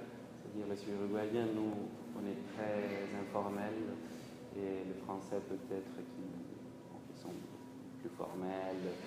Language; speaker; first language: French; non-native, fluent; Spanish